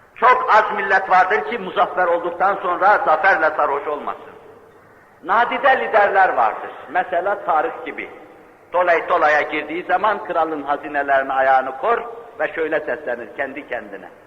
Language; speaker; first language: Turkish; native; Turkish